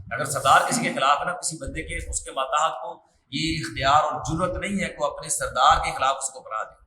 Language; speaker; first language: Urdu; non-native, local second language; Punjabi